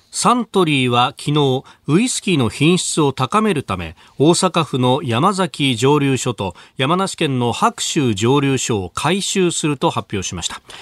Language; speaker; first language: Japanese; native; Japanese